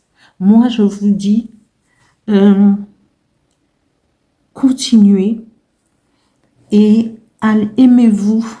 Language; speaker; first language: French; native; French